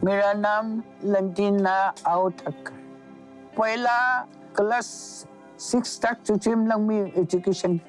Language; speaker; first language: Hindi; non-native, local second language; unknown